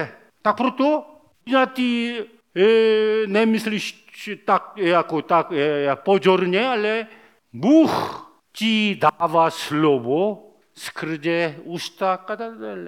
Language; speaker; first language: Czech; non-native, learner; Korean